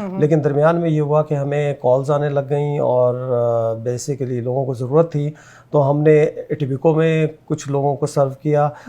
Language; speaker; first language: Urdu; non-native, local second language; Pashto